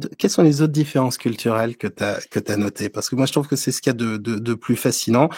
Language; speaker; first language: French; native; French